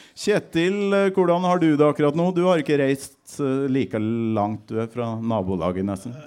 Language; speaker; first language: Norwegian; native; Norwegian